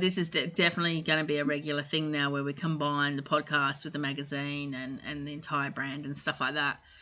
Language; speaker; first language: English; native; English